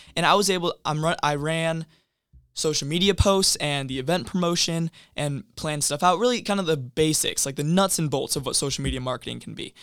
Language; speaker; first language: English; native; English